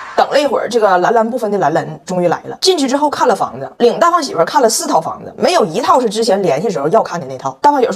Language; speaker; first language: Chinese; native; Chinese